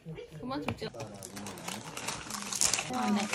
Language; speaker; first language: Korean; native; Korean